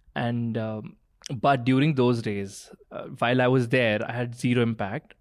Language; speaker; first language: English; non-native, local second language; Punjabi